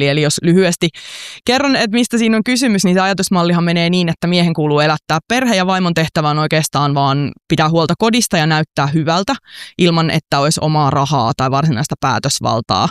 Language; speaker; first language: Finnish; native; Finnish